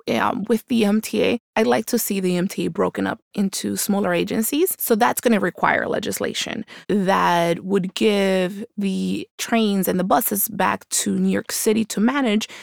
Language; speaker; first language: English; early bilingual, other home language; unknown